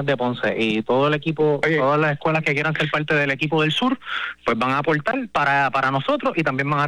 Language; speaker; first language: Spanish; native; Spanish